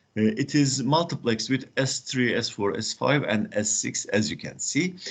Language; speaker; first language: English; non-native, fluent; Turkish